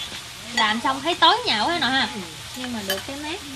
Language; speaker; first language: Vietnamese; native; Vietnamese